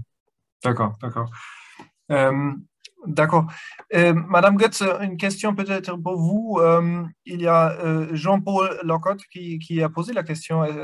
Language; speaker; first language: French; non-native, fluent; German